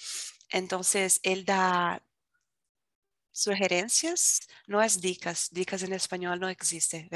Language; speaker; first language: Spanish; non-native, fluent; Portuguese